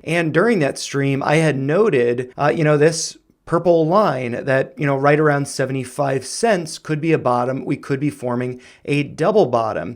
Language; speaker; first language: English; native; English